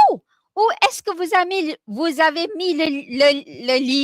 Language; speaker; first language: French; non-native, fluent; Malay